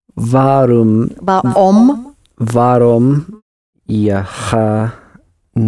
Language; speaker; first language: Dutch; non-native, learner; English